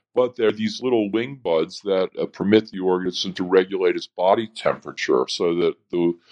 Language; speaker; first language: English; native; English